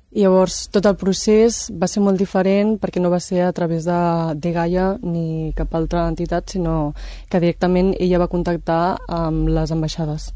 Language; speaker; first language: Catalan; early bilingual, other home language; Chinese